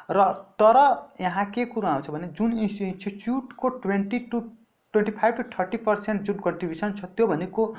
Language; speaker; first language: Nepali; non-native, local second language; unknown